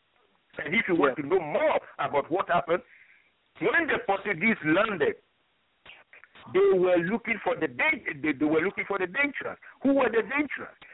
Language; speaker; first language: English; non-native, fluent; French